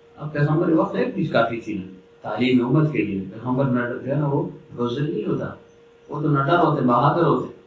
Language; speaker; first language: Urdu; non-native, local second language; Pashto